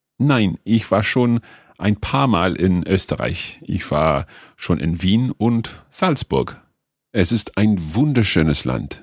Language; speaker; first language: German; non-native, learner; English